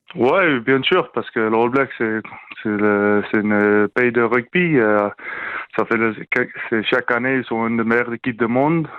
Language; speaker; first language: French; non-native, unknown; Afrikaans